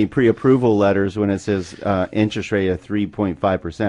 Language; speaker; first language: English; native; English